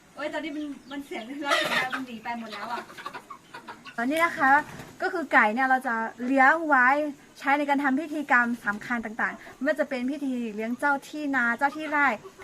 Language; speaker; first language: Thai; non-native, local second language; S'gaw Karen